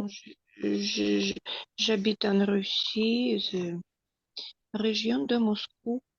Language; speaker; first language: French; non-native, learner; Russian